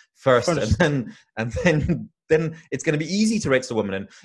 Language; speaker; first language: English; native; English